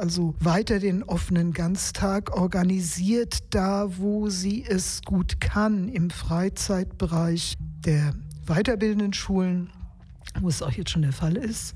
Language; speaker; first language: German; native; German